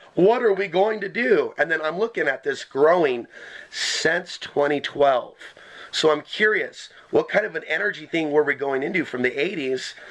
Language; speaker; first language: English; native; English